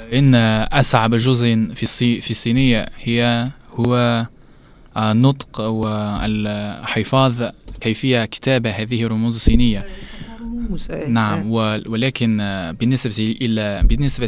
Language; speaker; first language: Arabic; non-native, learner; Chinese